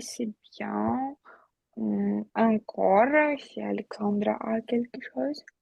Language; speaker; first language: French; non-native, fluent; Russian